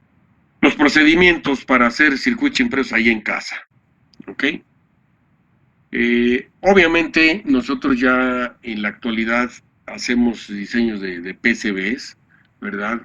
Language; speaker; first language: Spanish; native; Spanish